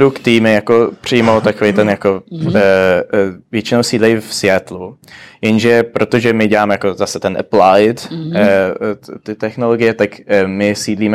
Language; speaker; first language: Czech; early bilingual, heritage; Czech